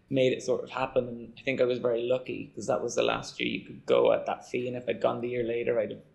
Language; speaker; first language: English; native; English